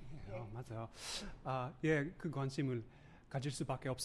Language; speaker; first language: Korean; non-native, learner; English